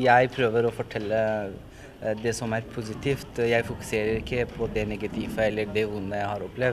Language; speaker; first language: Norwegian; non-native, fluent; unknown